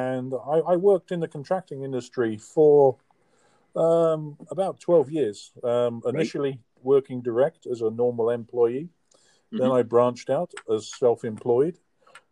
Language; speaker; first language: English; native; English